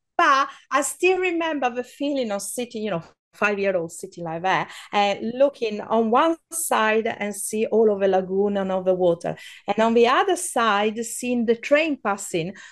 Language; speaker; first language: English; non-native, fluent; Italian